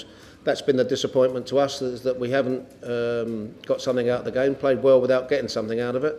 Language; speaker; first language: English; native; English